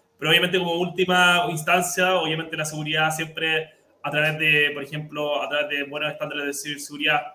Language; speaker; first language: Spanish; native; Spanish